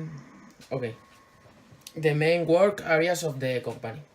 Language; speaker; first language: English; non-native, learner; Spanish